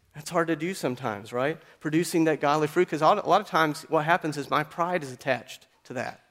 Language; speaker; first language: English; native; English